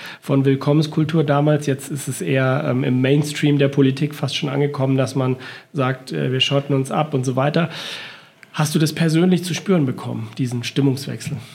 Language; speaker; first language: German; native; German